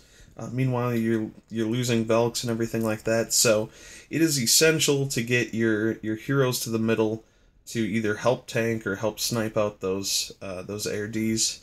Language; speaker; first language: English; native; English